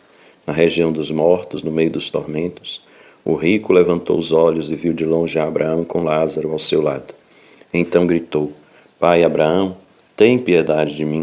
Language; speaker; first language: Portuguese; native; Portuguese